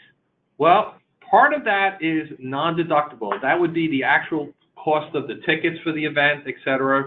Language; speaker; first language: English; native; English